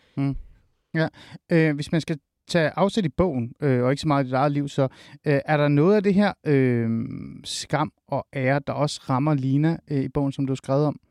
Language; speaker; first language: Danish; early bilingual, other home language; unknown